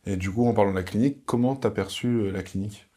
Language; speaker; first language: French; native; French